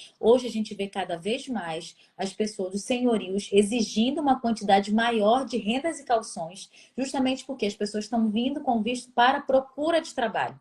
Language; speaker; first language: Portuguese; native; Portuguese